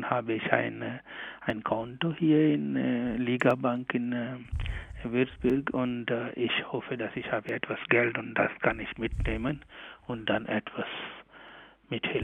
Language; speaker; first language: German; non-native, learner; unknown